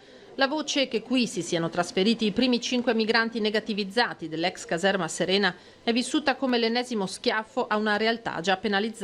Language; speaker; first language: Italian; native; Italian